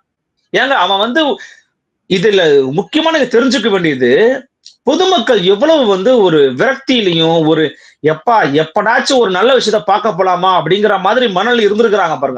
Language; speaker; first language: Tamil; native; Tamil